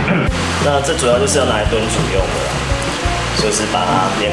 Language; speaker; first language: Chinese; native; Chinese